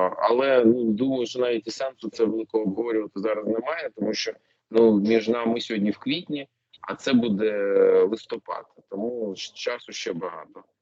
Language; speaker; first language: Ukrainian; non-native, local second language; Russian